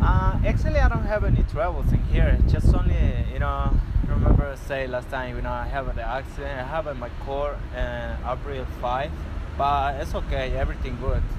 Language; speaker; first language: English; non-native, learner; Spanish